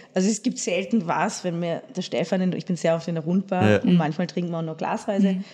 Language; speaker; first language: German; native; German